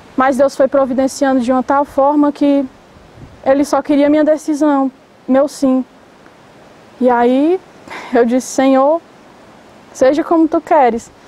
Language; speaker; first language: Portuguese; native; Portuguese